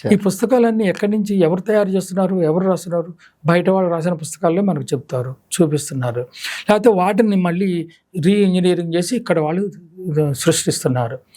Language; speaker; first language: Telugu; native; Telugu